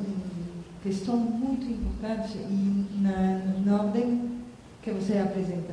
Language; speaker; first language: Portuguese; non-native, fluent; French